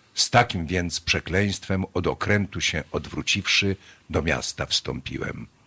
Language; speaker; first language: Polish; native; Polish